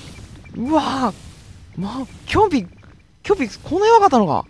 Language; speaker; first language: Japanese; native; Japanese